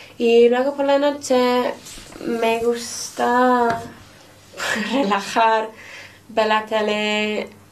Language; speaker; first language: Spanish; non-native, fluent; English